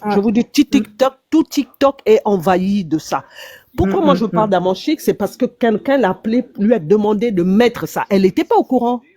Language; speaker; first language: French; non-native, local second language; Lingala